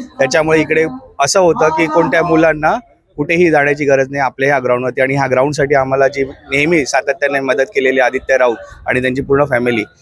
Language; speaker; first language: Marathi; native; Marathi